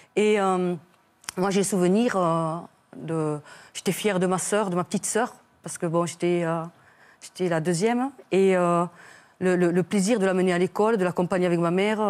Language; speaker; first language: French; native; French